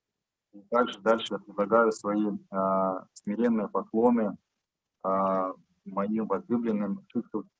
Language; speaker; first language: Russian; native; Russian